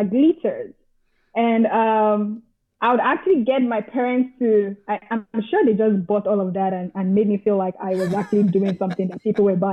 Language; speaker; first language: English; non-native, local second language; Yoruba